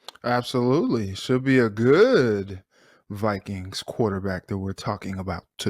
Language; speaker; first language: English; native; English